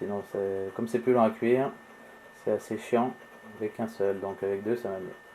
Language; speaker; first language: French; native; French